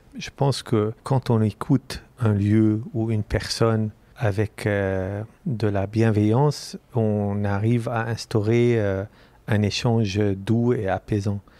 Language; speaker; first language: French; non-native, local second language; Arabic